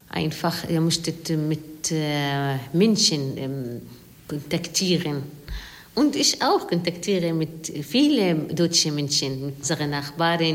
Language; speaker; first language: German; non-native, learner; Arabic